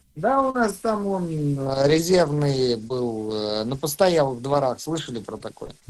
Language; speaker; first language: Russian; native; Russian